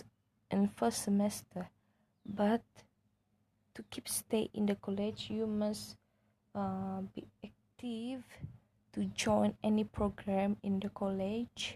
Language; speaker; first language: English; non-native, local second language; Malay